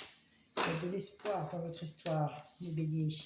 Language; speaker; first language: French; native; French